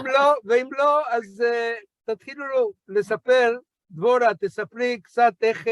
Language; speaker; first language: Hebrew; non-native, fluent; Spanish